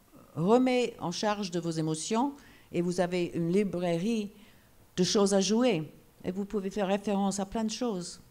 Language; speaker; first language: French; non-native, fluent; English